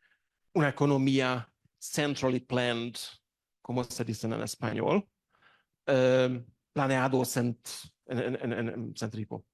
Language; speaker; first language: Spanish; non-native, learner; Hungarian